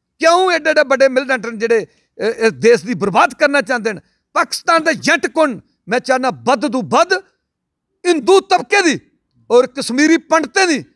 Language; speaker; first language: Punjabi; non-native, local second language; Dogri